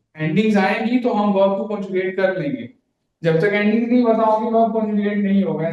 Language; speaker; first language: Urdu; native; Urdu